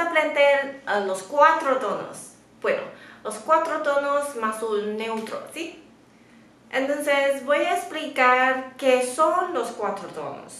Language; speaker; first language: Spanish; non-native, fluent; Chinese